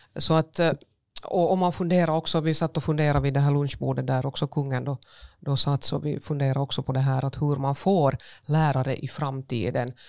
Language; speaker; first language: Swedish; native; Swedish